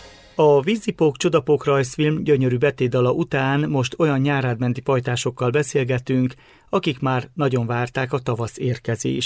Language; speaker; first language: Hungarian; native; Hungarian